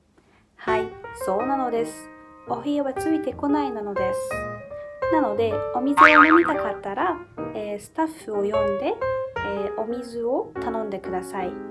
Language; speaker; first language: Japanese; non-native, fluent; Arabic